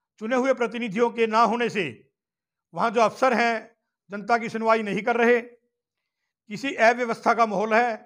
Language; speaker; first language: Hindi; native; Hindi